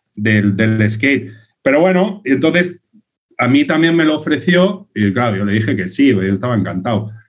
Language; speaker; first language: Spanish; native; Spanish